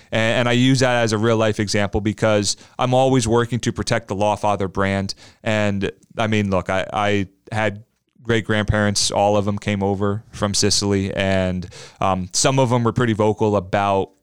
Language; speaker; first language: English; native; English